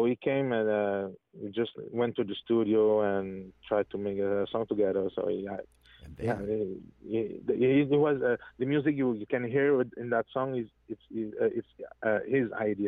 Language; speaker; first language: English; non-native, fluent; French